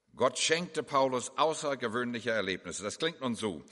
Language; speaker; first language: German; early bilingual, heritage; English